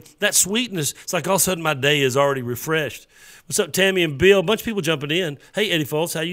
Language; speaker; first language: English; native; English